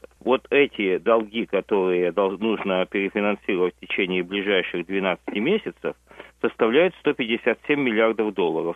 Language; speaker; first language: Russian; native; Russian